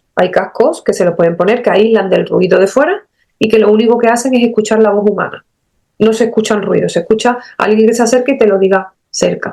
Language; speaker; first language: Spanish; native; Spanish